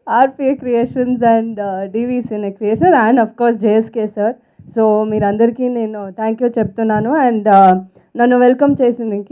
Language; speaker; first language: Telugu; non-native, learner; Tamil